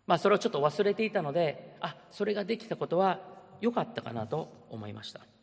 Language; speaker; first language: Japanese; early bilingual, heritage; Japanese